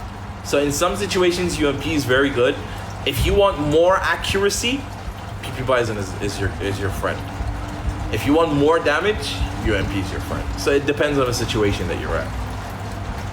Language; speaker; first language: English; native; English